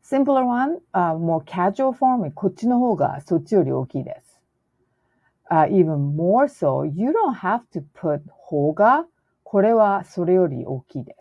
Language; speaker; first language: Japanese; non-native, fluent; English